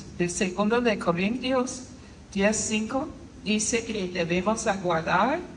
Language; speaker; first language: Spanish; non-native, fluent; English